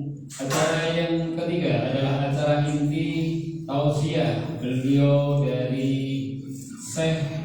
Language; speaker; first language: Indonesian; native; Indonesian